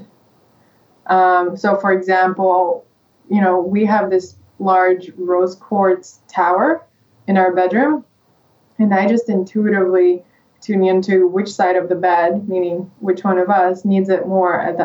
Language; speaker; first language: English; non-native, fluent; Russian